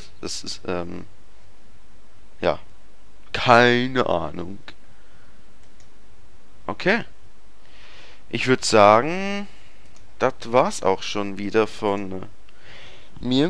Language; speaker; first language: German; native; German